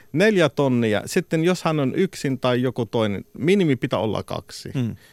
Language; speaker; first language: Finnish; non-native, fluent; Arabic